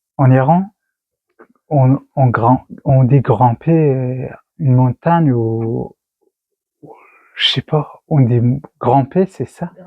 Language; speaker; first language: French; non-native, learner; Persian